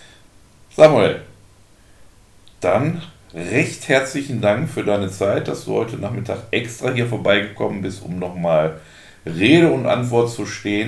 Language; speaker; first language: German; native; German